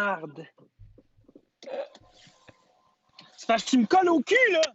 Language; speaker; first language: French; native; French